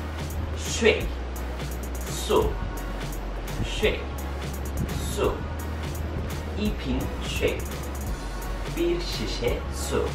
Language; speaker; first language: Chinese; non-native, learner; Turkish